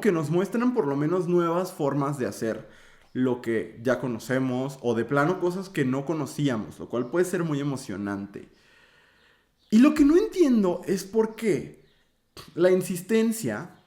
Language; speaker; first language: Spanish; native; Spanish